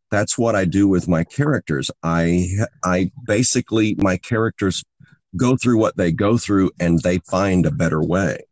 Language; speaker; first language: English; native; English